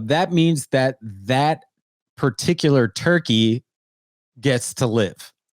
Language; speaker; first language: English; native; English